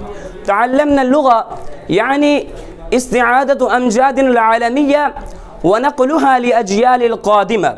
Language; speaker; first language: Arabic; non-native, learner; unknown